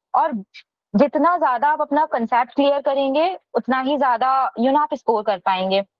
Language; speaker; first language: Hindi; native; Hindi